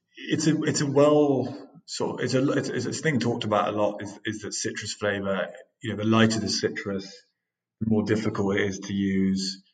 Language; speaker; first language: English; native; English